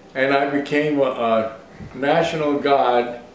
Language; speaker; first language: English; native; English